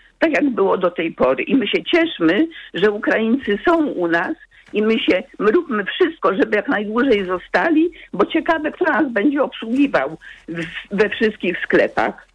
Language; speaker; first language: Polish; native; Polish